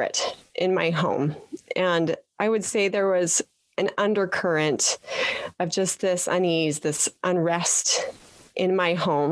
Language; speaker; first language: English; native; English